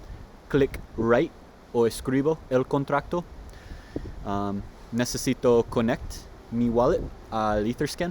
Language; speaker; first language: Spanish; non-native, learner; English